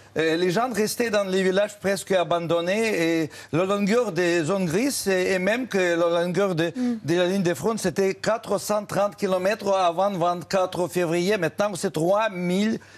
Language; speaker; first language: French; non-native, fluent; Russian